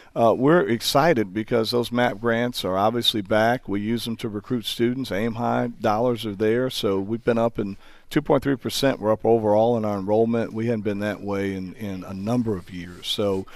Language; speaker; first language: English; native; English